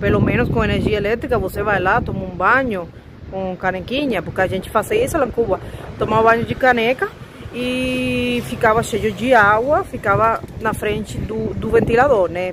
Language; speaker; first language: Portuguese; non-native, fluent; Spanish